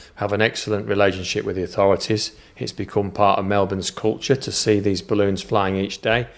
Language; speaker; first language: English; native; English